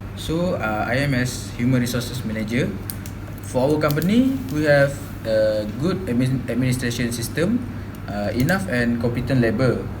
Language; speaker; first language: English; non-native, learner; Malay